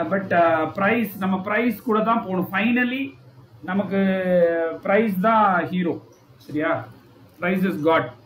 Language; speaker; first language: Tamil; native; Tamil